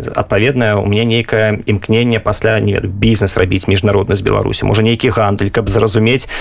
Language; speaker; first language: Belarusian; non-native, local second language; Russian